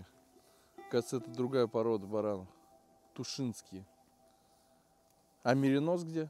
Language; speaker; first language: Russian; native; Russian